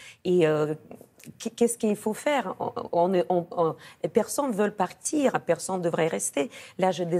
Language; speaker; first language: French; non-native, fluent; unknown